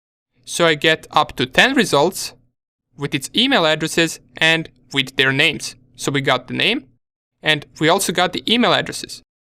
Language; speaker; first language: English; non-native, fluent; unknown